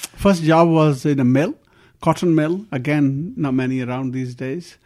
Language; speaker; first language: English; early bilingual, other home language; Punjabi